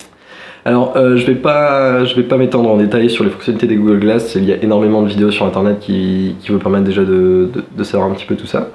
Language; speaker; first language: French; native; French